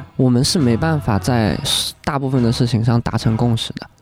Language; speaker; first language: Chinese; non-native, local second language; Cantonese